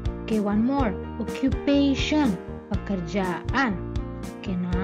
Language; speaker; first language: English; non-native, fluent; Indonesian